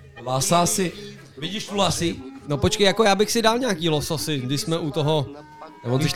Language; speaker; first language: Czech; native; Czech